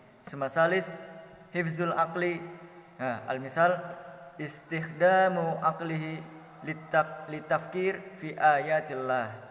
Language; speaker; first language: Arabic; non-native, learner; Indonesian